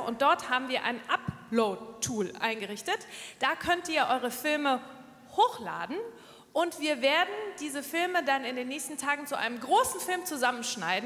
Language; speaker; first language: German; native; German